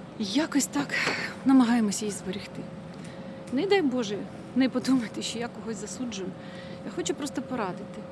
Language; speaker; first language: Ukrainian; non-native, local second language; Russian